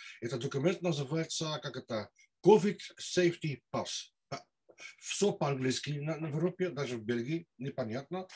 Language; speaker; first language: Russian; non-native, learner; Dutch